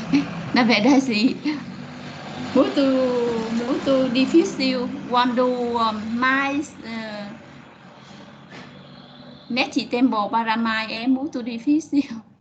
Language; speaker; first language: Portuguese; non-native, learner; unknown